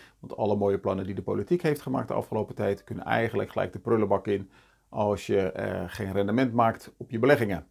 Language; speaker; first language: Dutch; native; Dutch